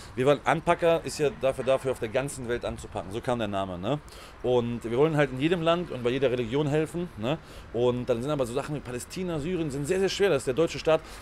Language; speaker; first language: German; native; German